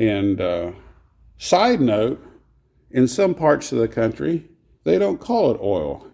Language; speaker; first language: English; native; English